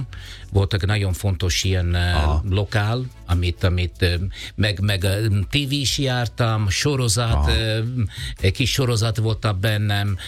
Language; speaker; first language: Hungarian; non-native, learner; Italian